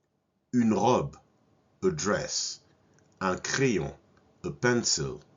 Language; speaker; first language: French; non-native, fluent; English